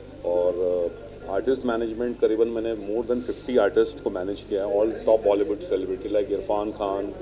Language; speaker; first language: Hindi; native; Hindi